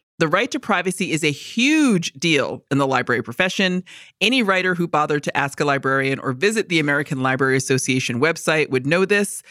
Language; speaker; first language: English; native; English